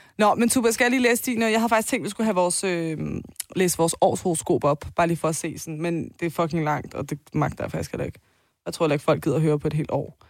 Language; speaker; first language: Danish; early bilingual, other home language; Turkish